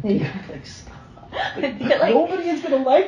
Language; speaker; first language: English; native; English